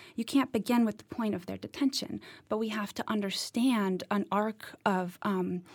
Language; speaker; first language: English; native; English